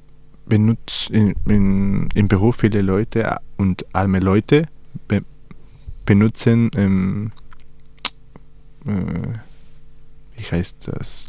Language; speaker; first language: German; non-native, learner; Spanish